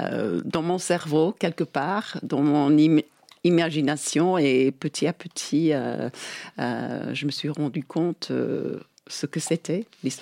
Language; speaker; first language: French; non-native, fluent; English